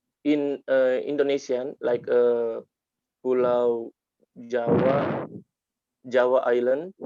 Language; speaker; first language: English; non-native, learner; Indonesian